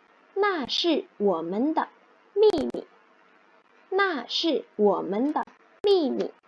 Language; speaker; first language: Chinese; non-native, fluent; Indonesian